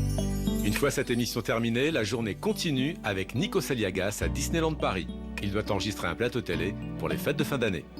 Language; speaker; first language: French; native; French